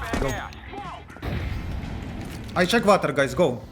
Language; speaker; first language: English; non-native, learner; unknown